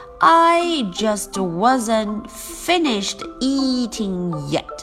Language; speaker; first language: English; non-native, fluent; Chinese